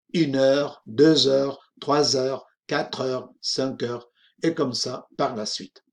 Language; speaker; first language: French; non-native, fluent; Spanish